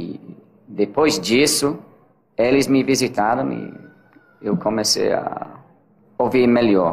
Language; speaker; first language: Portuguese; non-native, learner; English